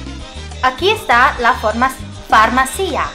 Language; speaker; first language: Spanish; non-native, learner; English